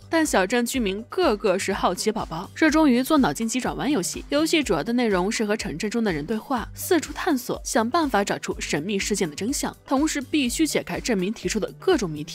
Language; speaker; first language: Chinese; native; Chinese